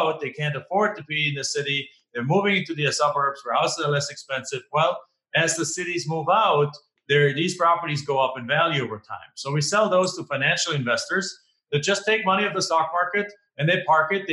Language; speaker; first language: English; non-native, fluent; German